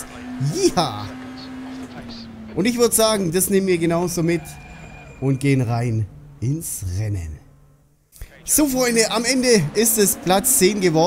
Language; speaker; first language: German; native; German